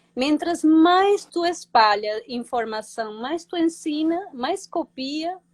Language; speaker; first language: Portuguese; non-native, fluent; Spanish